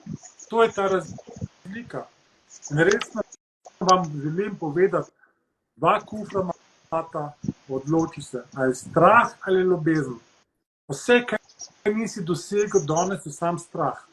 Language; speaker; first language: Slovenian; early bilingual, heritage; Slovenian